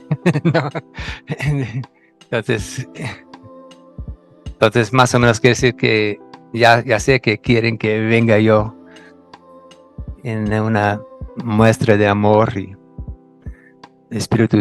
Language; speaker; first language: Spanish; non-native, fluent; English